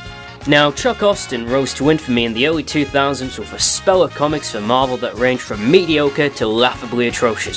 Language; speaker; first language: English; native; English